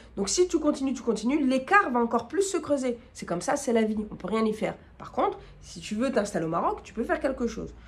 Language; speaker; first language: French; native; French